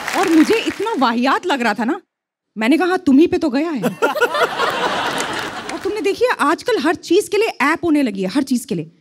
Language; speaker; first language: Hindi; native; Hindi